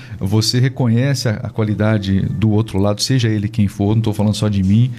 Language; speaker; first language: Portuguese; native; Portuguese